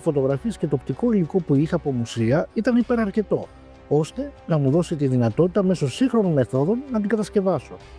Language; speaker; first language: Greek; native; Greek